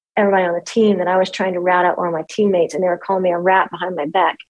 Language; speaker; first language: English; native; English